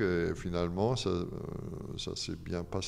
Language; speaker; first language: French; non-native, fluent; German